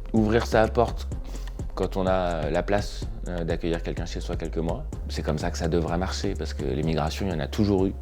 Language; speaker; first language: French; native; French